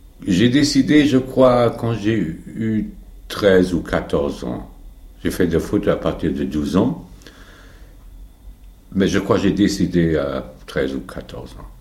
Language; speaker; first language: French; non-native, fluent; German